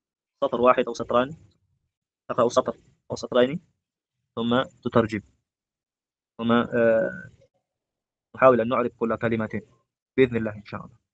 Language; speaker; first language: Arabic; non-native, fluent; Indonesian